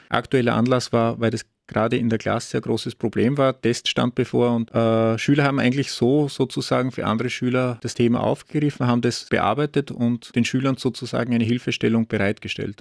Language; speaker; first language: German; native; German